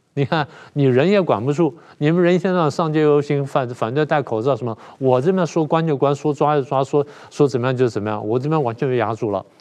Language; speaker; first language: Chinese; native; Chinese